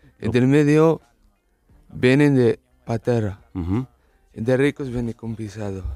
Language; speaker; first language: Spanish; non-native, learner; Arabic